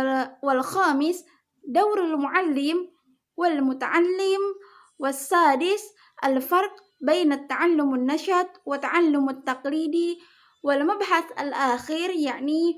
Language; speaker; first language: Arabic; non-native, learner; Indonesian